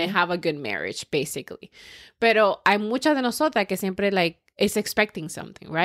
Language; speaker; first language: English; early bilingual, other home language; Spanish